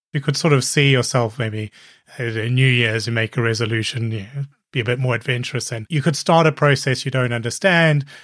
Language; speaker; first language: English; native; English